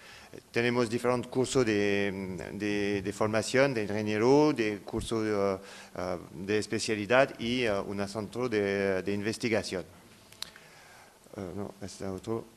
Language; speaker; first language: Spanish; non-native, fluent; French